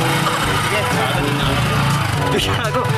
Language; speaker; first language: Filipino; native; Filipino